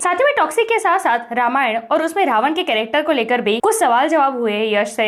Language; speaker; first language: Hindi; native; Hindi